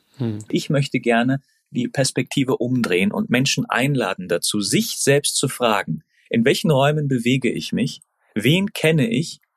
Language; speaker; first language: German; early bilingual, other home language; Turkish